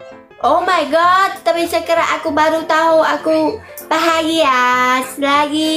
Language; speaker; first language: Indonesian; non-native, learner; Vietnamese